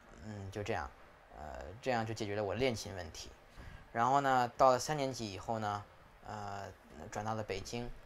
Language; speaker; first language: Chinese; native; Chinese